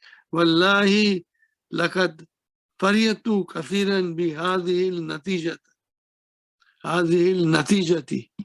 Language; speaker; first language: Arabic; non-native, fluent; Urdu